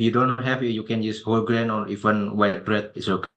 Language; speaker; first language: English; non-native, fluent; Indonesian